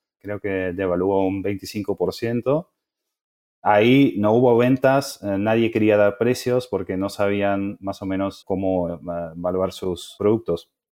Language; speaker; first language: Spanish; non-native, fluent; Dutch